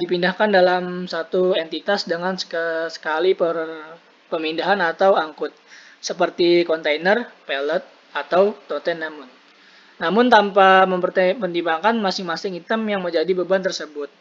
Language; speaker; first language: Indonesian; native; Indonesian